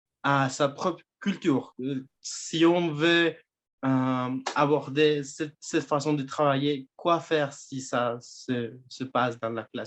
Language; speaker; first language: French; non-native, fluent; Spanish